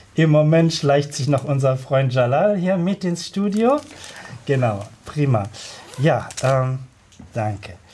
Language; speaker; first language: German; native; German